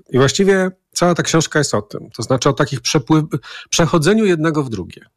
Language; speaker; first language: Polish; native; Polish